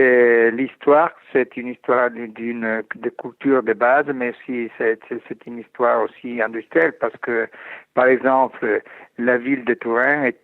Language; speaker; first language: French; non-native, fluent; Italian